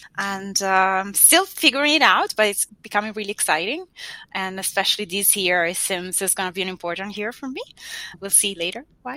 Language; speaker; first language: English; non-native, fluent; Italian